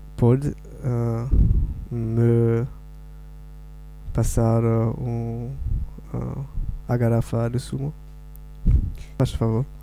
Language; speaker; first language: Portuguese; non-native, learner; French